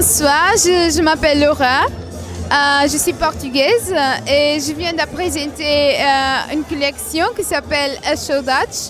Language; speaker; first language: French; non-native, fluent; Portuguese